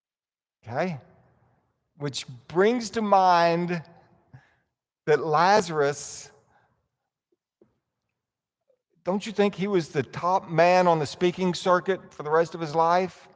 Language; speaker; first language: English; native; English